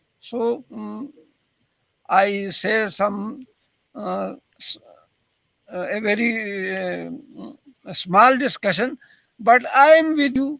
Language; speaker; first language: English; non-native, learner; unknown